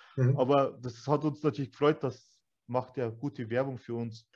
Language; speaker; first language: German; early bilingual, other home language; Turkish